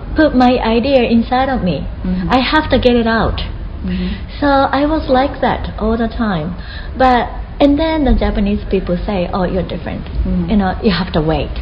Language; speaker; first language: English; non-native, fluent; Japanese